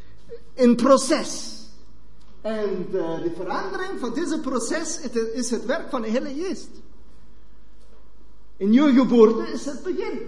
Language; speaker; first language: Dutch; non-native, fluent; German